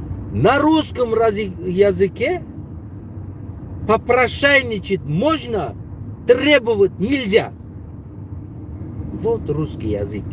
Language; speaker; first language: Russian; non-native, local second language; Tajik